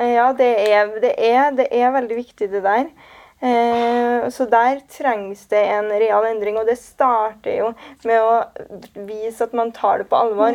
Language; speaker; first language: Norwegian; native; Norwegian